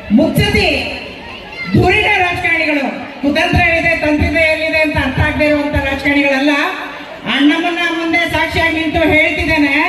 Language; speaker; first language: Kannada; native; Kannada